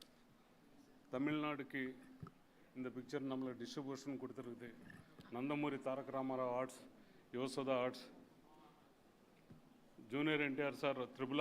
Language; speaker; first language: Tamil; non-native, local second language; Telugu